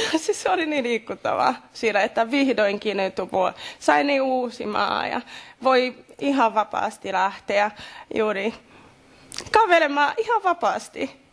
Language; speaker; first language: Finnish; non-native, fluent; Kinyarwanda